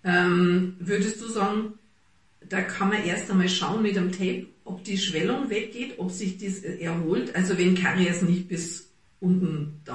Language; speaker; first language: German; native; German